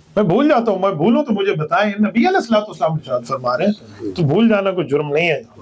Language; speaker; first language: Urdu; non-native, local second language; Punjabi